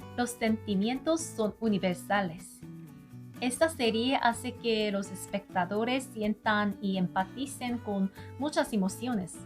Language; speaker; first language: Spanish; non-native, learner; Korean